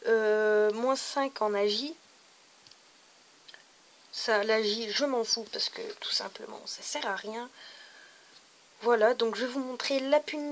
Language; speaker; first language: French; native; French